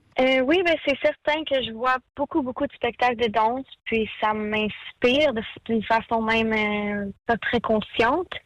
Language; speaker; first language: French; native; French